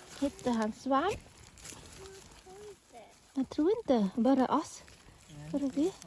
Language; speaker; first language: Swedish; non-native, learner; Thai